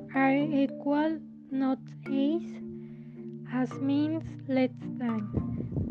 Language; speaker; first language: English; non-native, learner; Spanish